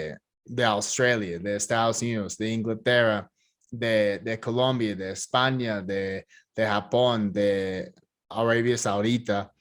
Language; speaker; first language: Spanish; non-native, fluent; English